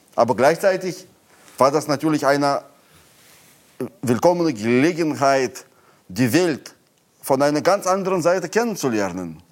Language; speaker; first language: German; non-native, fluent; Russian